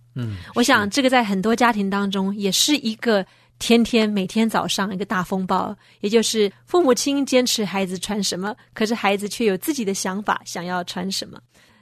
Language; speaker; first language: Chinese; native; Chinese